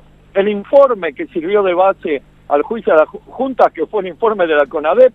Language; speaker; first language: Spanish; native; Spanish